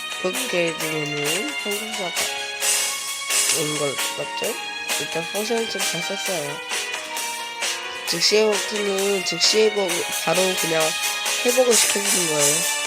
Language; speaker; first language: Korean; native; Korean